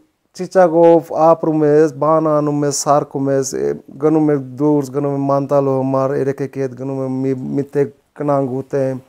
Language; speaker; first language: Armenian; non-native, learner; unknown